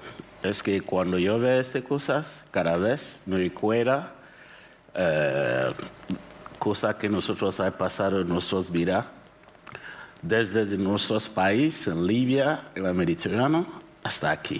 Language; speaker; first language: Spanish; non-native, learner; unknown